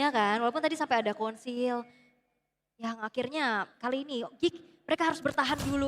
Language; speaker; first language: Indonesian; native; Indonesian